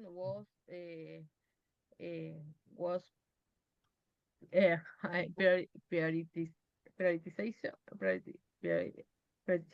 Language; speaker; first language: English; non-native, learner; Spanish